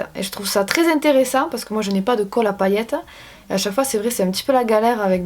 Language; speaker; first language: French; native; French